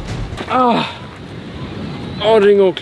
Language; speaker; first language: Swedish; native; Swedish